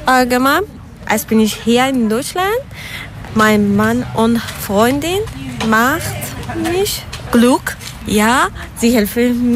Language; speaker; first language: German; non-native, learner; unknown